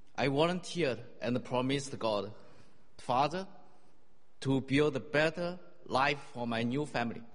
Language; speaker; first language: English; non-native, fluent; Chinese